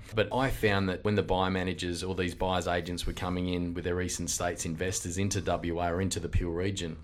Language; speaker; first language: English; native; English